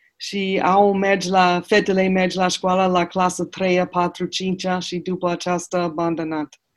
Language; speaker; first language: Romanian; non-native, learner; English